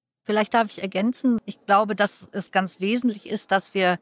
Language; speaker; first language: German; native; German